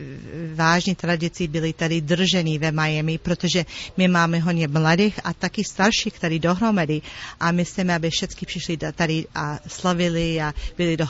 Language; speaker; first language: Czech; early bilingual, heritage; Czech